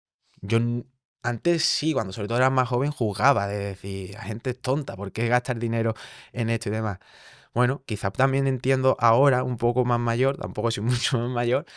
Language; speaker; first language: Spanish; native; Spanish